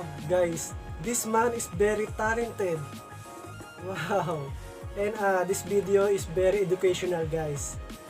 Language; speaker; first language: English; non-native, local second language; Filipino